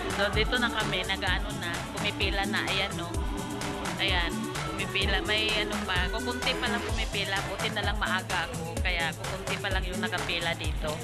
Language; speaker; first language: Filipino; non-native, local second language; Cebuano